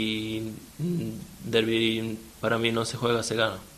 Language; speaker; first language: Spanish; non-native, fluent; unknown